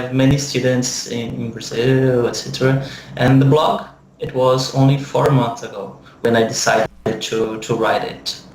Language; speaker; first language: English; non-native, fluent; Portuguese